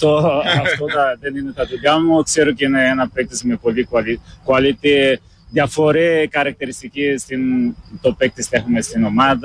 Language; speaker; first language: Greek; non-native, learner; Portuguese